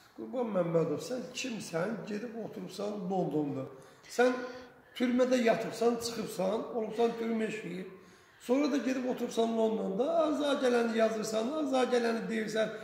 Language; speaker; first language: Azerbaijani; native; Azerbaijani